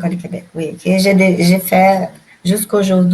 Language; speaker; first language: French; non-native, learner; Portuguese